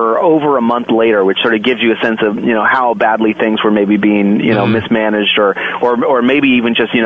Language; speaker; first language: English; native; English